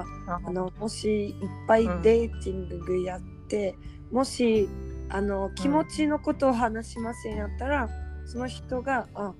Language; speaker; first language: Japanese; non-native, learner; French